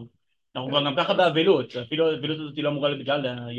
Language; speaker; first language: Hebrew; native; Hebrew